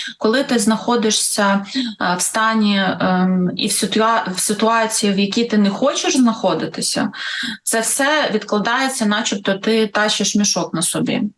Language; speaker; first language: Ukrainian; non-native, local second language; Russian